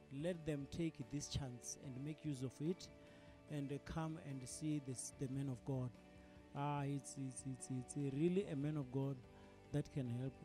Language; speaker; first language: English; non-native, local second language; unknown